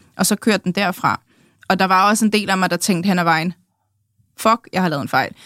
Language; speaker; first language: Danish; early bilingual, other home language; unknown